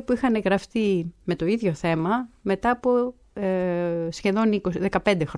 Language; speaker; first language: Greek; native; Greek